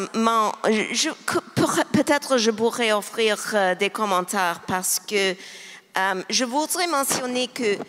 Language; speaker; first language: French; non-native, local second language; English